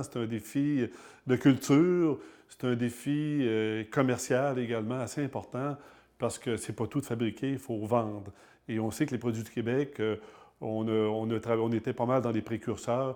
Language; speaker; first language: French; native; French